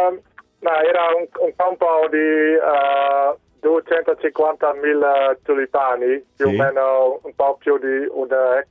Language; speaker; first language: Italian; non-native, learner; Dutch